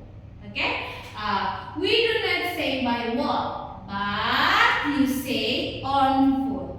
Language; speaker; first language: English; non-native, learner; Indonesian